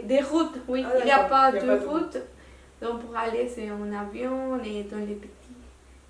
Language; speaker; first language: French; non-native, local second language; Spanish